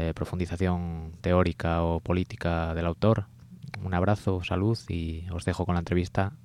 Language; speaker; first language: Spanish; native; Spanish